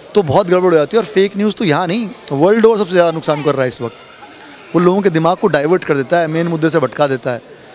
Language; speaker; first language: Hindi; native; Hindi